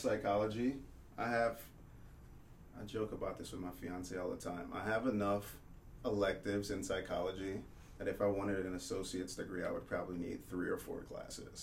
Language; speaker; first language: English; native; English